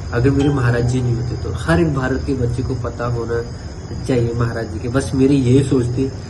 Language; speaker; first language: Hindi; native; Hindi